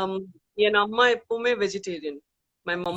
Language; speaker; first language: Tamil; non-native, fluent; Gujarati